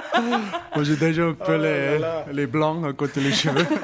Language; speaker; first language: French; non-native, learner; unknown